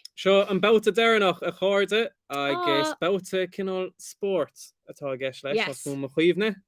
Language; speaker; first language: Irish; non-native, local second language; English